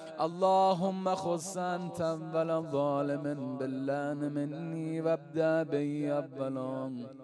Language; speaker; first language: Arabic; non-native, fluent; Persian